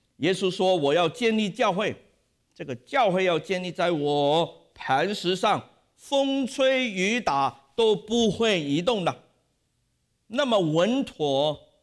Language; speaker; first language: Chinese; non-native, local second language; Cantonese